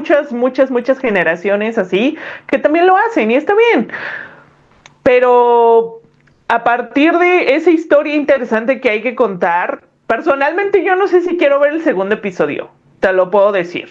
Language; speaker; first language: Spanish; native; Spanish